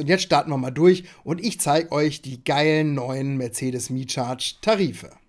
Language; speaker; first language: German; native; German